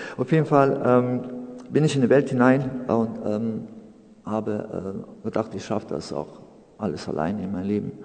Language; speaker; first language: German; non-native, fluent; Serbian